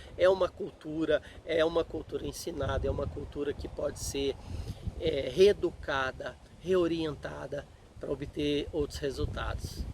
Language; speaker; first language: Portuguese; native; Portuguese